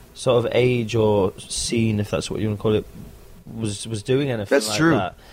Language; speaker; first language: English; native; English